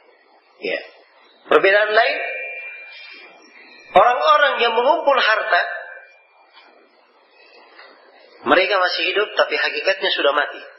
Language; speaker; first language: Indonesian; native; Indonesian